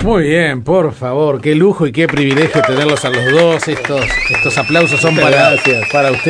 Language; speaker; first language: Spanish; native; Spanish